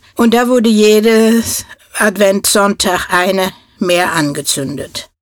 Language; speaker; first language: German; non-native, fluent; Norwegian